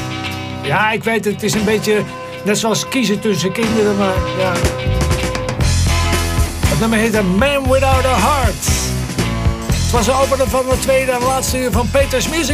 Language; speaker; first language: Dutch; native; Dutch